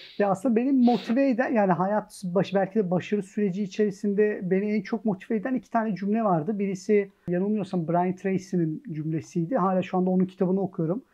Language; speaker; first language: Turkish; early bilingual, heritage; Turkish